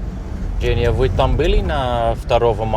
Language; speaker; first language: Russian; non-native, fluent; Dutch